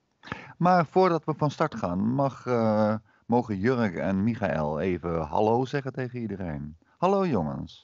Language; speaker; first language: Dutch; native; Dutch